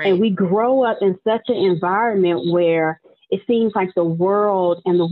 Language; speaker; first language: English; native; English